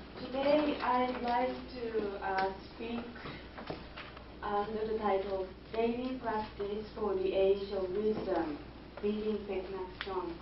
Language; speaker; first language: English; non-native, fluent; Japanese